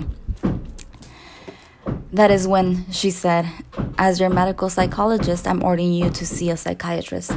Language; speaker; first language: English; early bilingual, other home language; Spanish